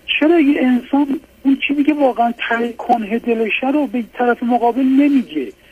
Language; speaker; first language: Persian; non-native, local second language; Azerbaijani